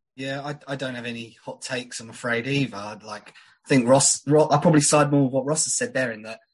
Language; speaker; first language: English; native; English